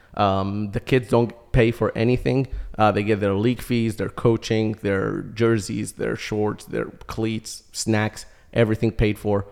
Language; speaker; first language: English; early bilingual, other home language; Arabic